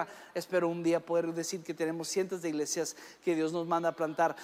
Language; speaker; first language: Spanish; early bilingual, other home language; English